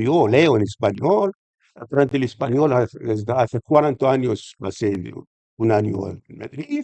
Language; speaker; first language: Spanish; non-native, fluent; Arabic